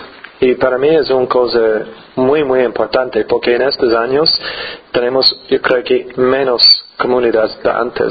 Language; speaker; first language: Spanish; non-native, learner; English